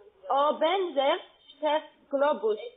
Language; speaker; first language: German; non-native, fluent; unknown